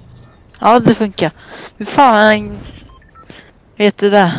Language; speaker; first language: Swedish; native; Swedish